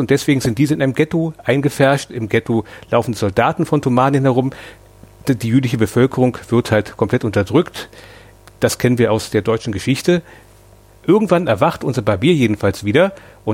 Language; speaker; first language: German; native; German